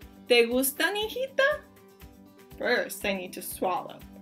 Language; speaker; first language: Spanish; non-native, fluent; English